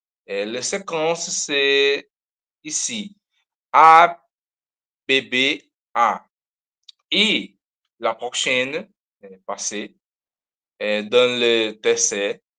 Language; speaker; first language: French; non-native, learner; Portuguese